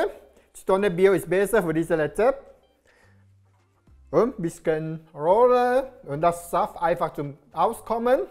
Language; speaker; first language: German; non-native, learner; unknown